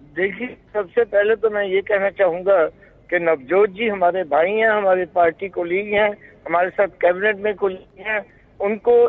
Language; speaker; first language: Hindi; non-native, local second language; Punjabi